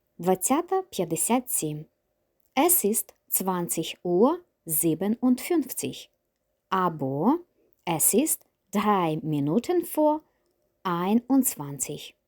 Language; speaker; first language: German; non-native, fluent; Ukrainian